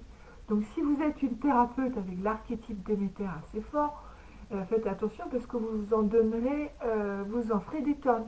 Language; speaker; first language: French; native; French